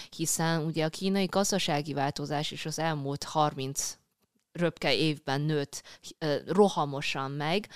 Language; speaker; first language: Hungarian; early bilingual, other home language; Chinese